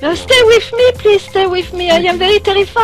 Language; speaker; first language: English; non-native, learner; French